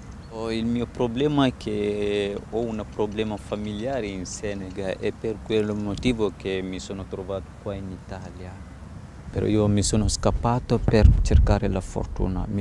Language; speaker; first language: Italian; non-native, fluent; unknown